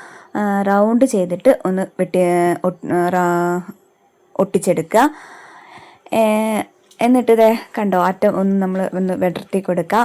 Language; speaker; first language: Malayalam; native; Malayalam